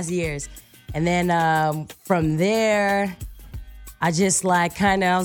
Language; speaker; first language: English; native; English